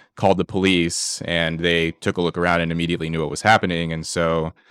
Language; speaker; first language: English; native; English